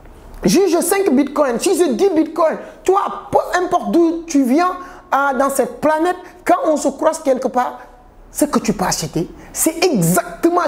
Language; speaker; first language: French; non-native, local second language; Wolof